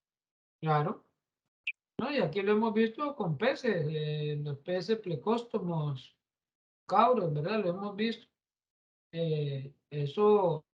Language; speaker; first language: Spanish; native; Spanish